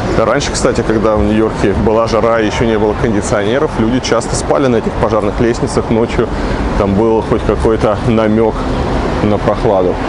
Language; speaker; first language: Russian; native; Russian